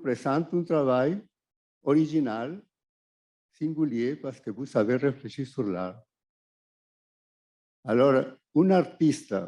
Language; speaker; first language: French; non-native, fluent; Spanish